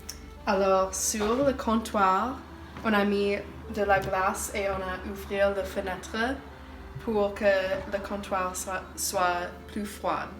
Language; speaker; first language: French; non-native, learner; English